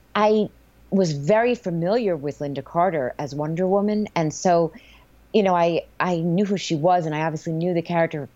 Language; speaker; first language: English; native; English